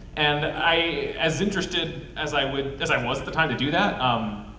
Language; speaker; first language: English; native; English